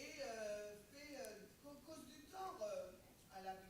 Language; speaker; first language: French; native; French